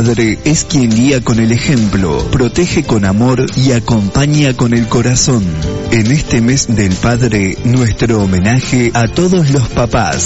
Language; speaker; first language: Spanish; native; Spanish